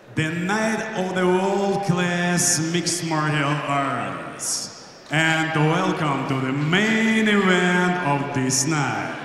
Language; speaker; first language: English; non-native, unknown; Ukrainian